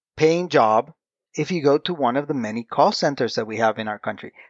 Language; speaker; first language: English; non-native, fluent; Spanish